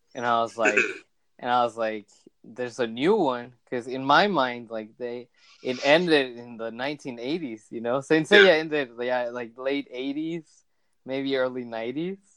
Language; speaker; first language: English; early bilingual, other home language; Spanish